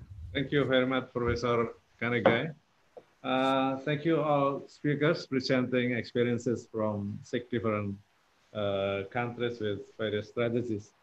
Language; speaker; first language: English; non-native, fluent; Indonesian